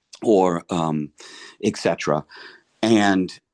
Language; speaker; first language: English; native; English